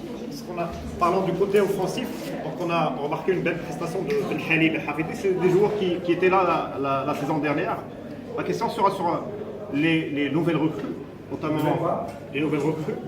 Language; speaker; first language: French; non-native, local second language; Arabic